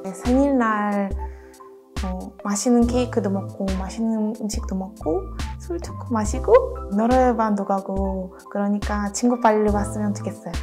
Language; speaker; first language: Korean; non-native, fluent; Russian